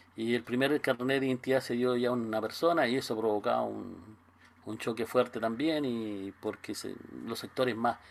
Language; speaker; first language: Spanish; native; Spanish